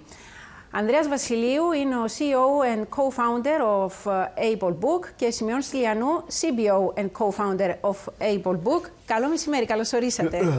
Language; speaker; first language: Greek; native; Greek